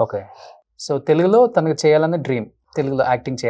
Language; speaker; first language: Telugu; native; Telugu